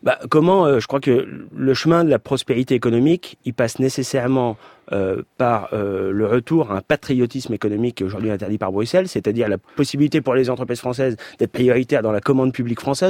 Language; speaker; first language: French; native; French